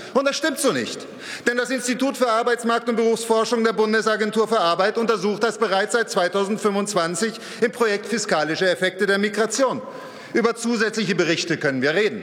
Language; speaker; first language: German; native; German